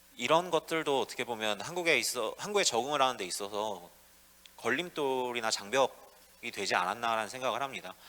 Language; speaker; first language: Korean; native; Korean